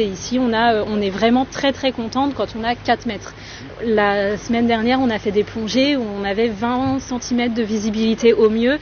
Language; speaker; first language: French; native; French